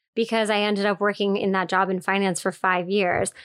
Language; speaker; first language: English; native; English